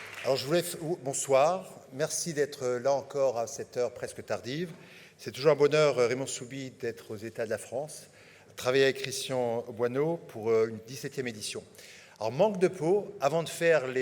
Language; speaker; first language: French; native; French